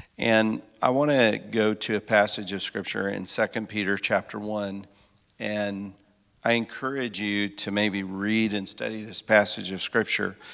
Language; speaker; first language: English; native; English